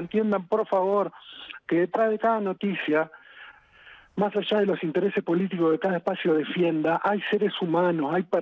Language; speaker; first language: Spanish; native; Spanish